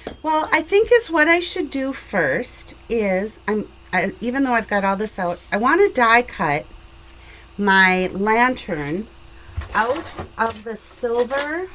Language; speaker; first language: English; native; English